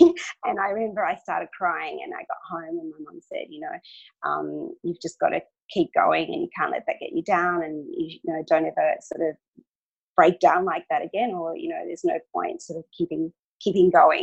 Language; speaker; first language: English; non-native, local second language; Hungarian